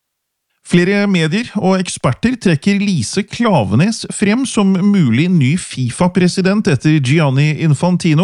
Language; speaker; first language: Norwegian; native; Norwegian